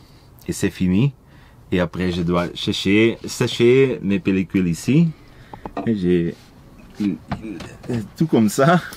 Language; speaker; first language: French; non-native, local second language; Dutch